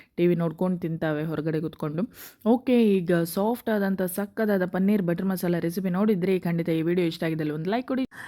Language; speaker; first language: Kannada; non-native, local second language; Konkani